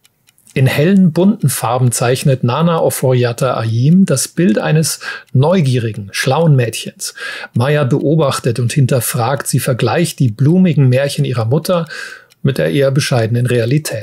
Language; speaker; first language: German; native; German